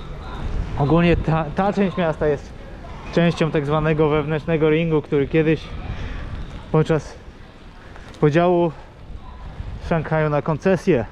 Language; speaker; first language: Polish; native; Polish